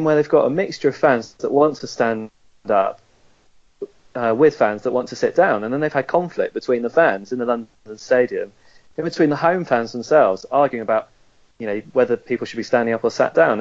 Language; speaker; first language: English; native; English